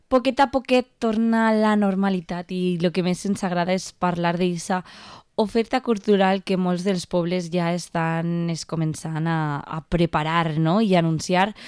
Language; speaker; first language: Catalan; native; Catalan